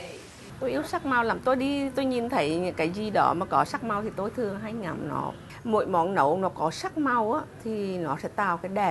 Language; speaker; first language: Vietnamese; native; Vietnamese